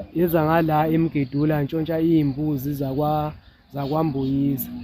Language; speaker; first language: Zulu; native; Zulu